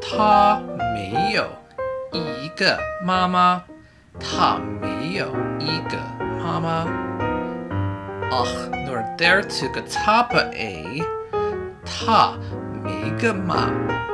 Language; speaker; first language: Irish; non-native, learner; English